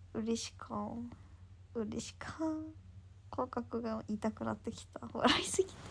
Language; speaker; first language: Japanese; native; Japanese